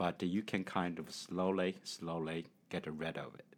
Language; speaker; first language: English; non-native, learner; Chinese